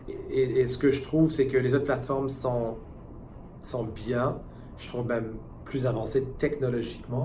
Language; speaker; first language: French; native; French